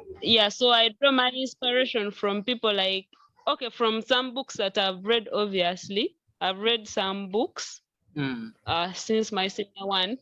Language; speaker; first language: English; non-native, local second language; Nyankole